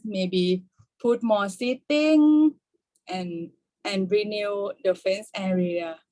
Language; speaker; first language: English; non-native, learner; Thai